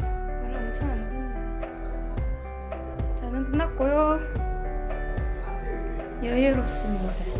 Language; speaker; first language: Korean; native; Korean